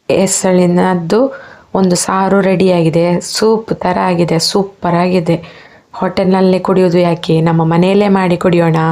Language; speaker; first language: Kannada; non-native, local second language; Tulu